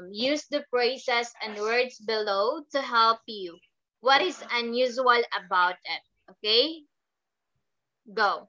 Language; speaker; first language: English; non-native, fluent; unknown